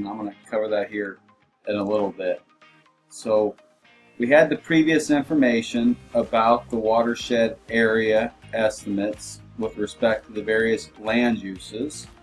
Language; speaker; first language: English; native; English